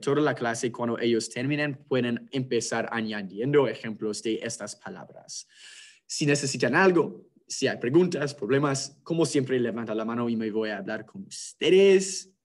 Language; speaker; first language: Spanish; non-native, fluent; English